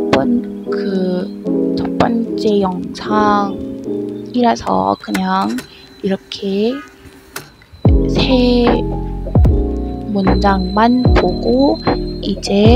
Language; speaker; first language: Korean; non-native, learner; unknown